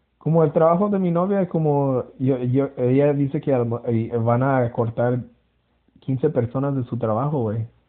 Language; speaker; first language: Spanish; early bilingual, heritage; Spanish